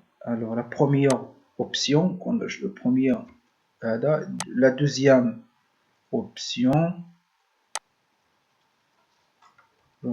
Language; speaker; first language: French; non-native, learner; Arabic